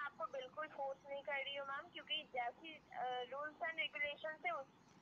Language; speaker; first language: Hindi; native; Hindi